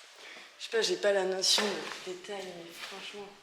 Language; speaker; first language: French; native; French